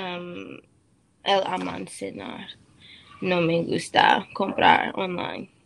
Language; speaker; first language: Spanish; non-native, learner; English